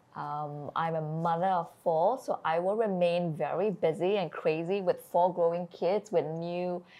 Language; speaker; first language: English; native; English